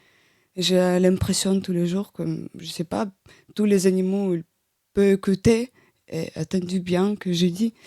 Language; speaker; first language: French; non-native, learner; Russian